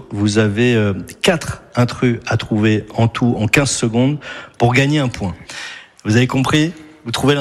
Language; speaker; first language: French; native; French